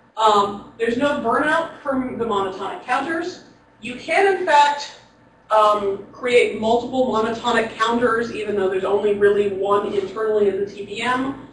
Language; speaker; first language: English; native; English